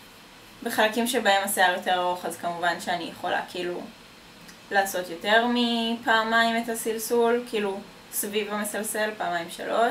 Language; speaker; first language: Hebrew; native; Hebrew